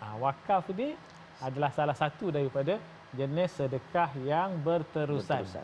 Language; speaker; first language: Malay; native; Malay